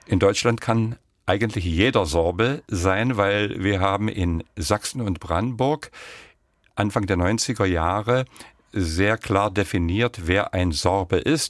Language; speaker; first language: German; non-native, local second language; Upper Sorbian